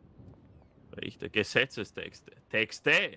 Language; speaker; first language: German; native; German